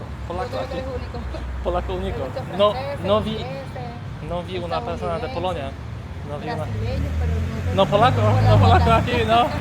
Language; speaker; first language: Spanish; non-native, learner; Polish